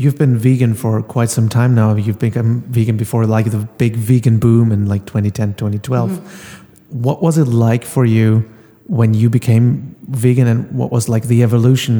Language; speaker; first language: English; non-native, fluent; German